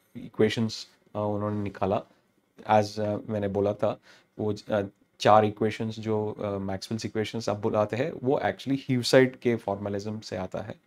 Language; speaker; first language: Hindi; non-native, local second language; Telugu